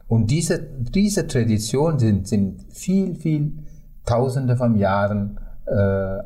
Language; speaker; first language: German; non-native, fluent; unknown